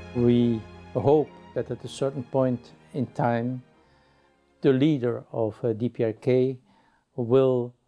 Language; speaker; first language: English; non-native, fluent; Dutch